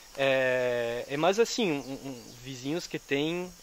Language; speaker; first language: Portuguese; non-native, fluent; French